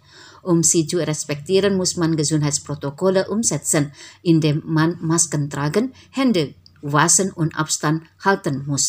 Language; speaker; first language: German; non-native, fluent; Indonesian